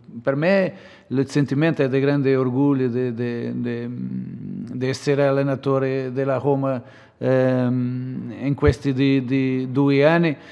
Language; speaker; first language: Italian; non-native, fluent; Portuguese